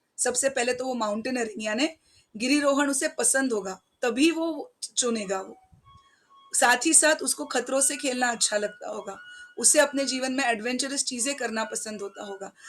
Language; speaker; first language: Hindi; non-native, local second language; Marathi